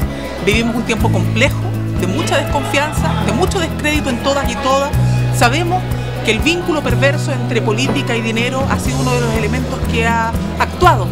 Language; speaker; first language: Spanish; native; Spanish